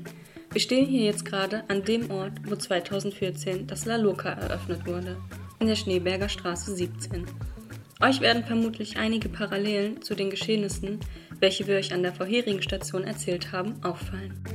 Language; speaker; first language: German; native; German